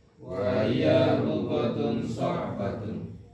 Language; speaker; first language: Arabic; non-native, learner; Indonesian